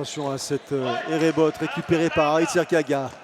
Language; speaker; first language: French; native; French